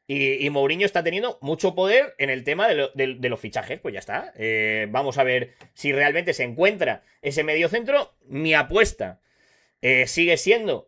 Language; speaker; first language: Spanish; native; Spanish